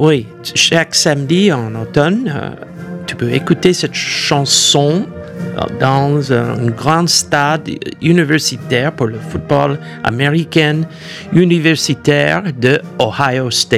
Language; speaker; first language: French; non-native, fluent; English